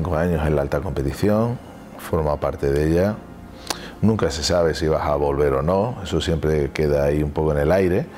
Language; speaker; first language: Spanish; native; Spanish